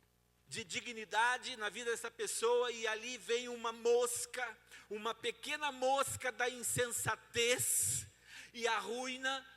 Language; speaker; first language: Portuguese; native; Portuguese